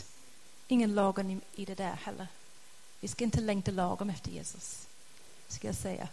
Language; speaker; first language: Swedish; non-native, fluent; English